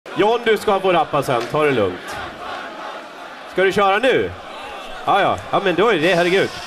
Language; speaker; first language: Swedish; native; Swedish